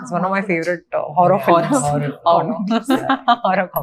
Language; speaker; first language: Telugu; non-native, fluent; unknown